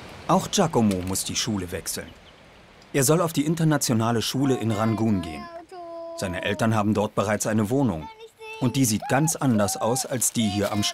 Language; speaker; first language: German; native; German